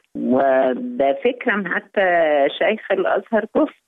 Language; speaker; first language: Persian; non-native, fluent; Arabic